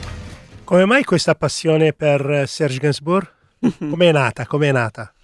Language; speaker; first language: Italian; native; Italian